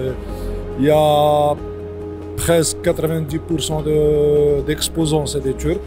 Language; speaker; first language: French; non-native, local second language; Arabic